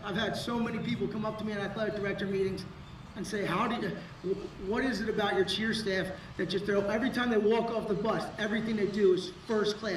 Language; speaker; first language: English; native; English